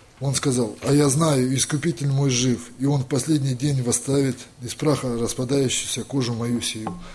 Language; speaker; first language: Russian; native; Russian